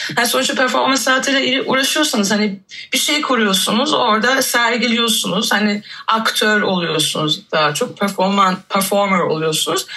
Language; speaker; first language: Turkish; early bilingual, heritage; Turkish